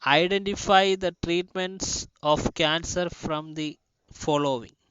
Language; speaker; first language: English; non-native, local second language; Malayalam